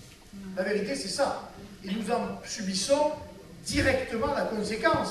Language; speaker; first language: French; native; French